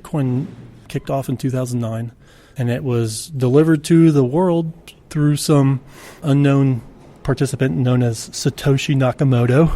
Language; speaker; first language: English; native; English